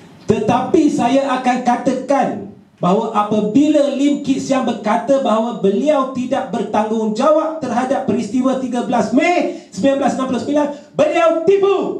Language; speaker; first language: Malay; native; Malay